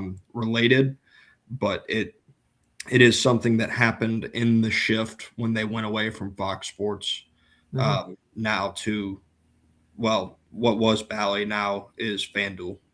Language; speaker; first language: English; native; English